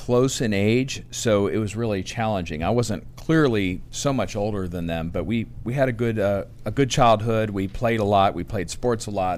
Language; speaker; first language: English; native; English